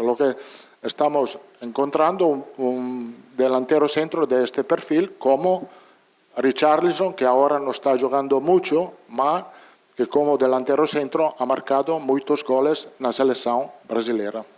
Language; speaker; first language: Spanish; non-native, fluent; Italian